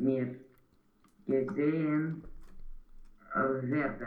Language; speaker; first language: German; non-native, learner; Romanian